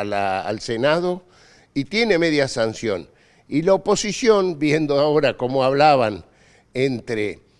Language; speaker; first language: Spanish; native; Spanish